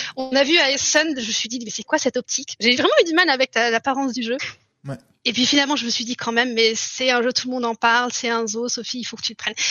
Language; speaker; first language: French; early bilingual, heritage; German